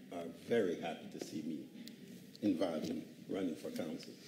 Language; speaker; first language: English; native; English